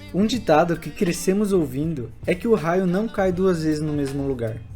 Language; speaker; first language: Portuguese; native; Portuguese